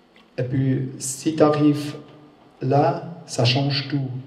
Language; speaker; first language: French; non-native, learner; German